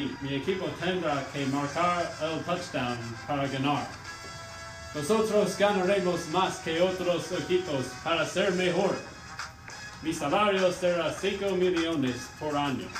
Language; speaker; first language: Spanish; non-native, learner; English